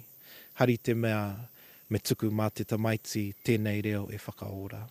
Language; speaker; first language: Māori; non-native, local second language; English